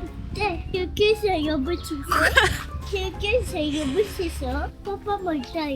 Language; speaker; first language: Japanese; native; Japanese